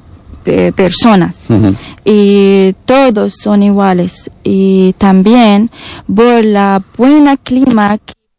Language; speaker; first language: Spanish; non-native, learner; Arabic